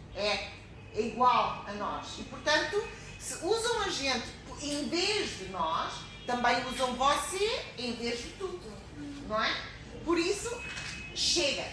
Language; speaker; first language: Portuguese; native; Portuguese